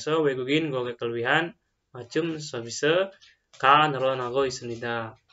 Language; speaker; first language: Korean; non-native, fluent; Indonesian